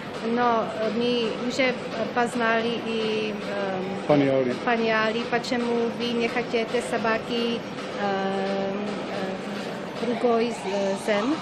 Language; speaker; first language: Russian; non-native, learner; Czech